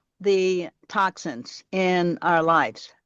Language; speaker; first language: English; native; English